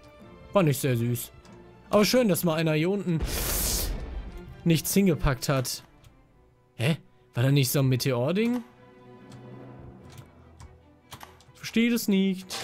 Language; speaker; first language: German; native; German